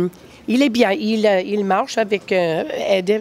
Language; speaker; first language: French; non-native, fluent; English